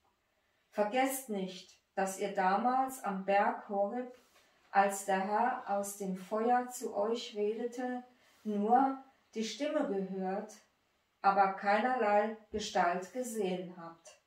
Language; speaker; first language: German; native; German